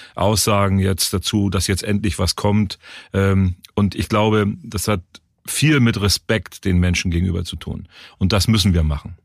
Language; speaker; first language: German; native; German